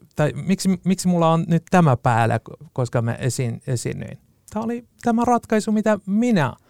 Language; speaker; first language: Finnish; non-native, fluent; Kurdish